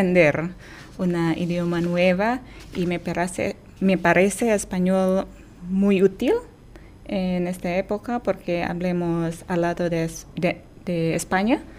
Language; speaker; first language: Spanish; non-native, fluent; Indonesian